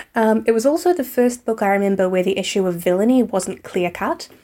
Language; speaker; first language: English; native; English